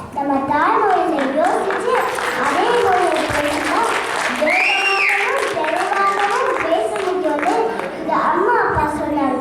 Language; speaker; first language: Tamil; early bilingual, heritage; Tamil